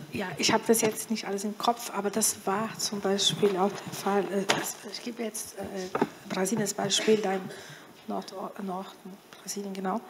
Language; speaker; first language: German; non-native, fluent; Portuguese